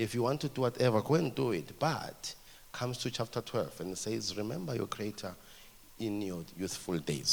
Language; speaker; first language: English; non-native, local second language; Zulu